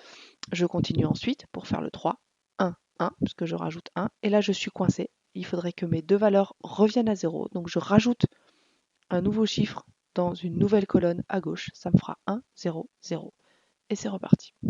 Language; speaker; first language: French; native; French